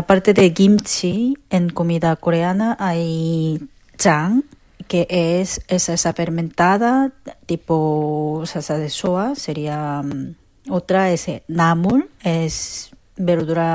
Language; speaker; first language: Spanish; non-native, fluent; Korean